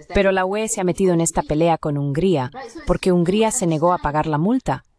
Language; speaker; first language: Spanish; non-native, fluent; Chinese